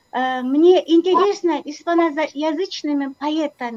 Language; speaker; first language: Russian; non-native, local second language; Kyrgyz